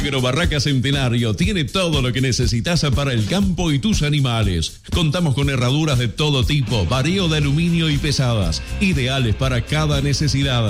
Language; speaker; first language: Spanish; native; Spanish